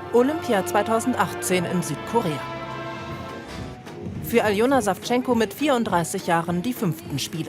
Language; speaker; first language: German; native; German